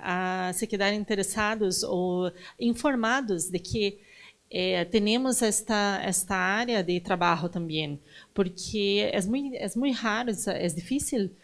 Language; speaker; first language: Spanish; non-native, learner; Portuguese